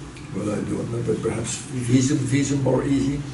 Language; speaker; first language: English; non-native, fluent; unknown